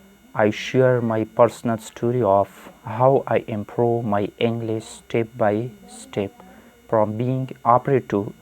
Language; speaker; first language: English; non-native, fluent; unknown